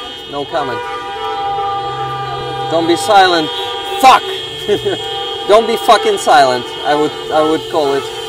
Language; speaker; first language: English; non-native, fluent; Ukrainian